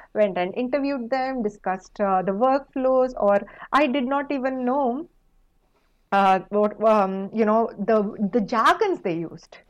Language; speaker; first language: English; non-native, local second language; Kannada